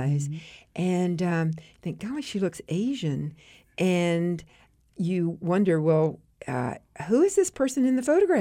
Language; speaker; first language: English; native; English